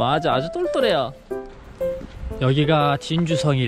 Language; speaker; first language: Korean; native; Korean